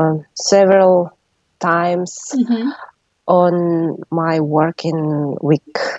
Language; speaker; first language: English; non-native, learner; Russian